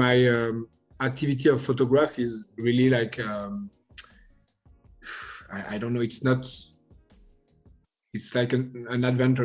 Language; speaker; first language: English; non-native, learner; French